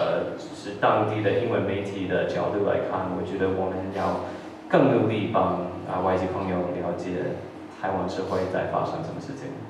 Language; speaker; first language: Chinese; early bilingual, heritage; English